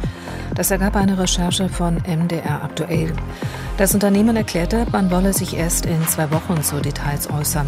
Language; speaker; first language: German; native; German